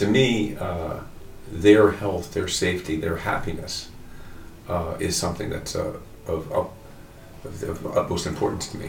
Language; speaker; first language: English; native; English